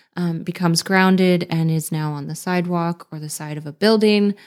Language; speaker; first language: English; native; English